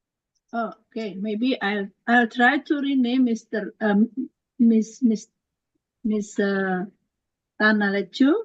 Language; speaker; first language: English; non-native, learner; Indonesian